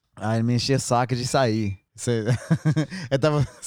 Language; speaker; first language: Portuguese; non-native, learner; English